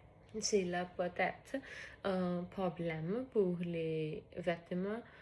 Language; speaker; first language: French; non-native, learner; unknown